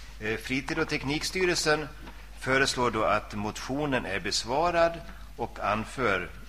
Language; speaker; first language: Swedish; native; Swedish